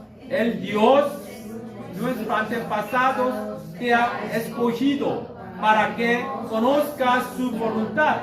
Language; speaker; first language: Spanish; non-native, learner; Korean